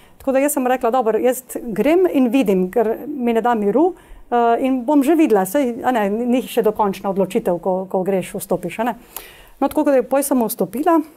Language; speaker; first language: Slovenian; early bilingual, heritage; Slovenian